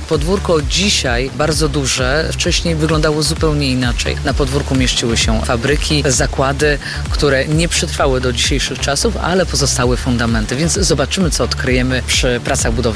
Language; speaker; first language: Polish; native; Polish